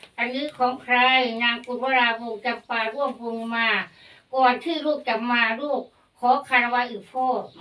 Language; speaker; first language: Thai; native; Thai